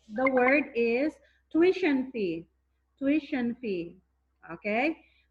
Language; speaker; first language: English; non-native, fluent; Thai